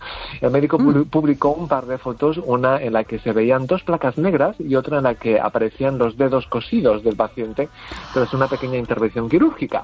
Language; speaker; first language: Spanish; native; Spanish